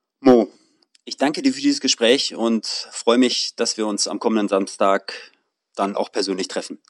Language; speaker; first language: German; native; German